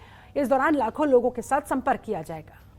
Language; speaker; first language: Hindi; native; Hindi